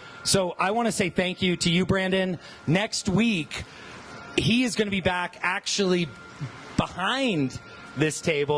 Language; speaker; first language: English; native; English